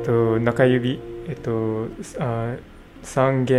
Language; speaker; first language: Japanese; non-native, learner; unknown